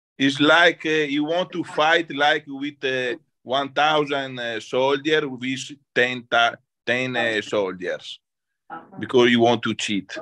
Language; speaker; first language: English; non-native, learner; Italian